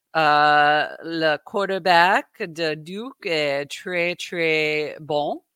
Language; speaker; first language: French; non-native, learner; English